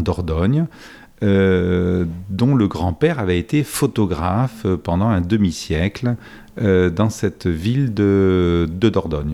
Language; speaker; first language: French; native; French